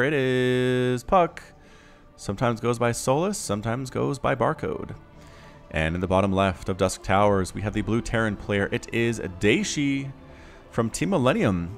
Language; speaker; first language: English; native; English